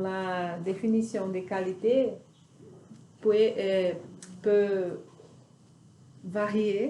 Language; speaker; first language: French; non-native, learner; Portuguese